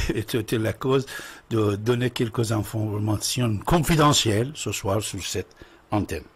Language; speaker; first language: French; non-native, fluent; Persian